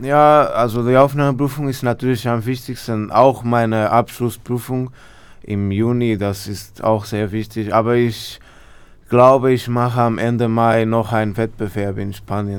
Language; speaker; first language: German; non-native, fluent; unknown